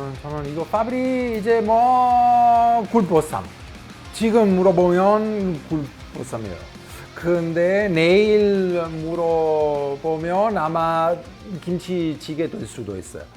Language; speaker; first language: Korean; non-native, learner; Italian